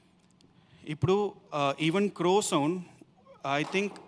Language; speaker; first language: Telugu; non-native, learner; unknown